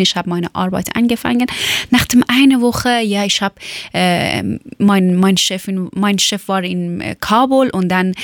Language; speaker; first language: German; non-native, learner; Persian